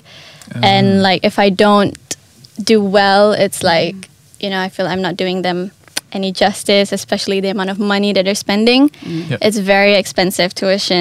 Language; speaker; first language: English; non-native, local second language; Malay